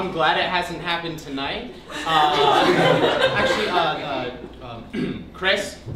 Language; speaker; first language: English; native; English